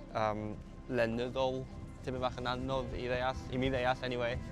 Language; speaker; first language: Welsh; non-native, fluent; Cantonese